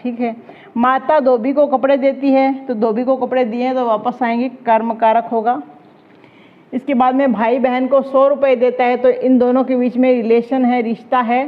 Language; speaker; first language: Hindi; native; Hindi